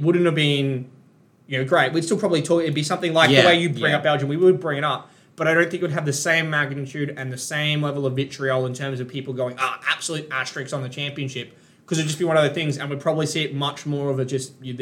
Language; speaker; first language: English; native; English